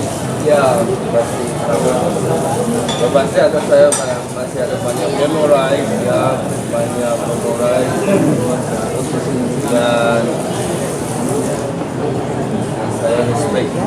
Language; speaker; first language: Indonesian; non-native, learner; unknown